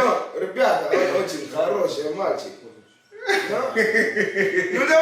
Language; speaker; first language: Russian; non-native, learner; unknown